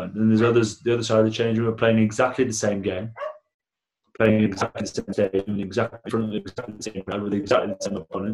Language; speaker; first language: English; native; English